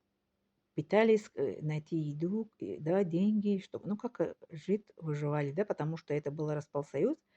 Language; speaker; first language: Russian; non-native, local second language; Tajik